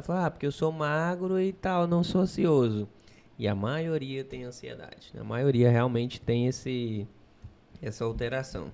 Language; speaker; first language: Portuguese; native; Portuguese